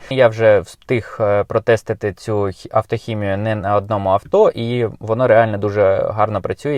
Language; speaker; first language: Ukrainian; non-native, local second language; Russian